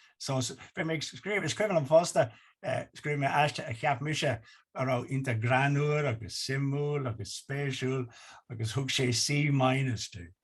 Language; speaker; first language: Irish; non-native, local second language; English